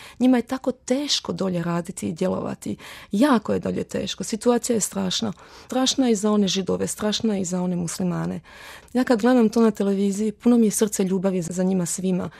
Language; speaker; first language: Croatian; early bilingual, heritage; Croatian